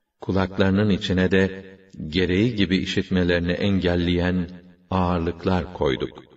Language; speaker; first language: Turkish; native; Turkish